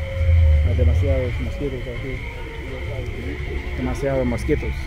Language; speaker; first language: Spanish; non-native, learner; English